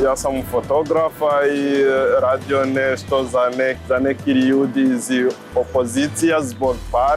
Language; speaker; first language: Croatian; non-native, learner; Rundi